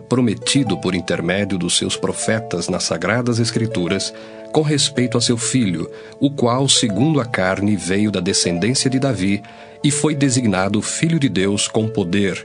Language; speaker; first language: Portuguese; native; Portuguese